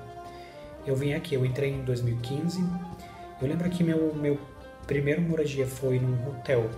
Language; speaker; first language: Portuguese; non-native, learner; Spanish